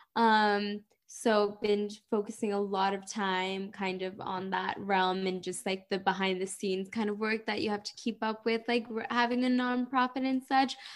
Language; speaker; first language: English; native; English